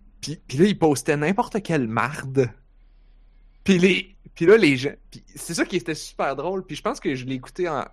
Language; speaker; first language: French; native; French